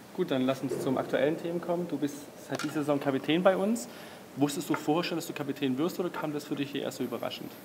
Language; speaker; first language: German; native; German